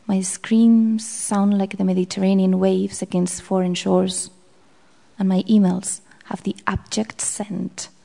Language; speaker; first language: English; non-native, fluent; Basque